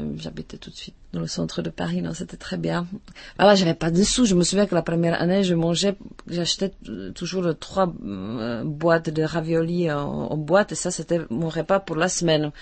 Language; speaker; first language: French; non-native, fluent; Czech